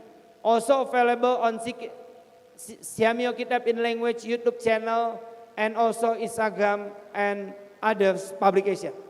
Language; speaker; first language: English; non-native, fluent; Indonesian